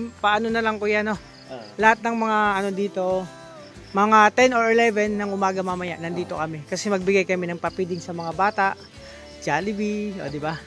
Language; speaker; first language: Filipino; non-native, local second language; Bikol